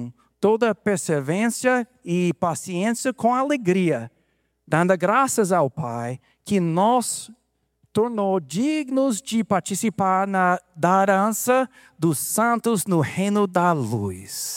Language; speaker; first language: Portuguese; non-native, fluent; English